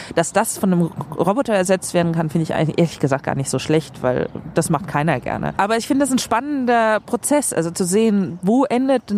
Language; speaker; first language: German; non-native, fluent; Swedish